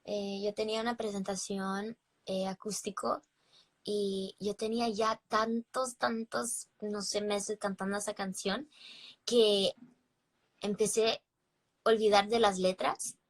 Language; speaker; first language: Spanish; early bilingual, other home language; English